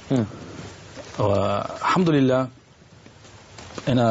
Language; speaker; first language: Arabic; non-native, learner; Spanish